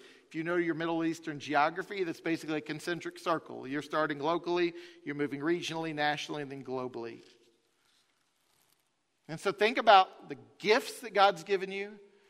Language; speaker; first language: English; native; English